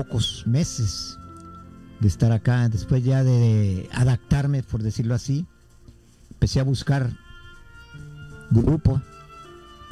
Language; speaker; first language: Spanish; native; Spanish